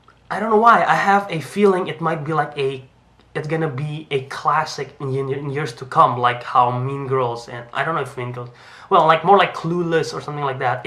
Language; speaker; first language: English; non-native, fluent; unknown